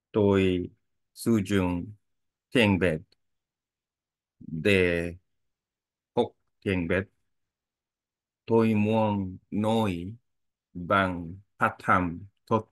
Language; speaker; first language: Vietnamese; non-native, learner; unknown